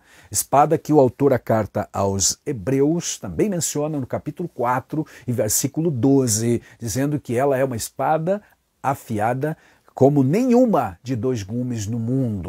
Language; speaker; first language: Portuguese; native; Portuguese